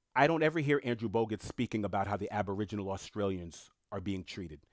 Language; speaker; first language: English; early bilingual, other home language; French